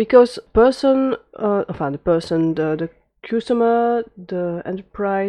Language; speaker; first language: English; non-native, fluent; French